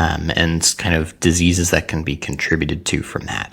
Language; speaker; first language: English; native; English